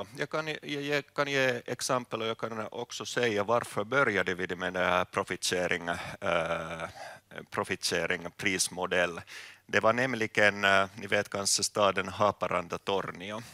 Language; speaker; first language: Swedish; non-native, local second language; Finnish